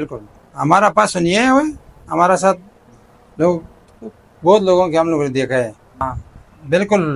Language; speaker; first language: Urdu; non-native, fluent; Pashto